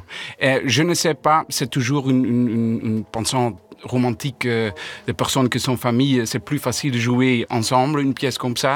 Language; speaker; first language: French; non-native, learner; Dutch